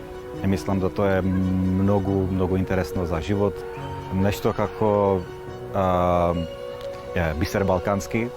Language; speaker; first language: Macedonian; non-native, fluent; Czech